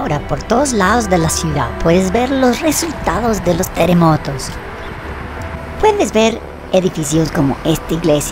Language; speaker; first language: Spanish; non-native, learner; English